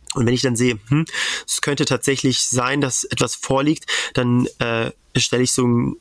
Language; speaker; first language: German; native; German